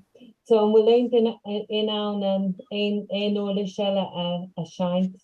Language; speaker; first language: Irish; non-native, local second language; English